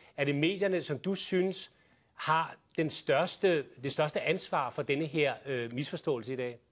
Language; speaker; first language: Danish; native; Danish